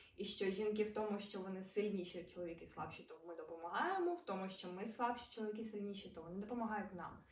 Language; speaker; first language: Ukrainian; non-native, local second language; Russian